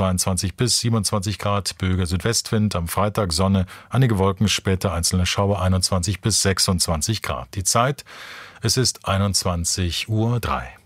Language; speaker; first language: German; native; German